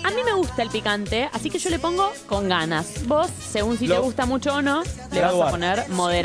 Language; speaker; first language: Spanish; native; Spanish